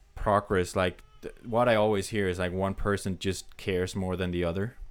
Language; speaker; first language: English; non-native, fluent; Danish